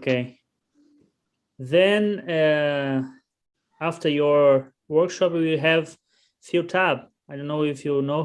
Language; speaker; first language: English; non-native, learner; Portuguese